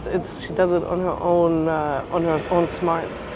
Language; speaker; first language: English; non-native, fluent; German